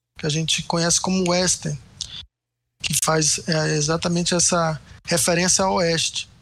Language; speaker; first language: Portuguese; native; Portuguese